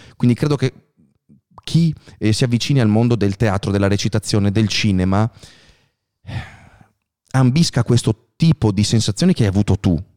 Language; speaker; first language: Italian; native; Italian